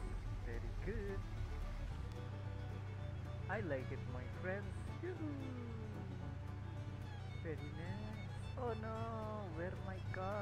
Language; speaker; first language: English; non-native, learner; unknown